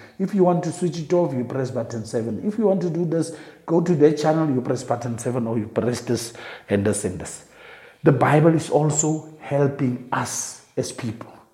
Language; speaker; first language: English; non-native, local second language; Afrikaans